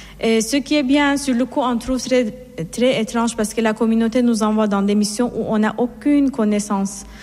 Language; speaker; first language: French; non-native, fluent; Persian